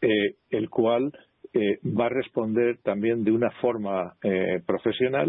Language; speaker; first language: Spanish; native; Spanish